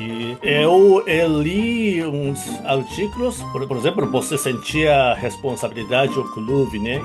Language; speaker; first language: Portuguese; non-native, fluent; Japanese